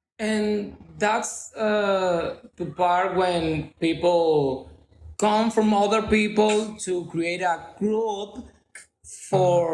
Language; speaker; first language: English; non-native, learner; Spanish